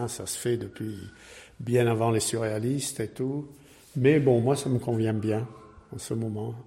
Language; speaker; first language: French; native; French